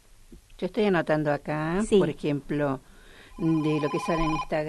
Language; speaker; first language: Spanish; native; Spanish